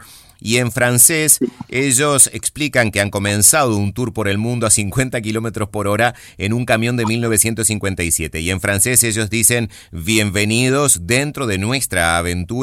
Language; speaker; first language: Spanish; native; Spanish